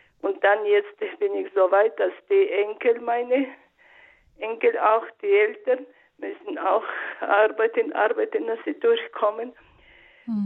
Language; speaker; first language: German; non-native, learner; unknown